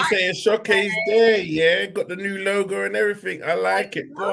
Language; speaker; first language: English; native; English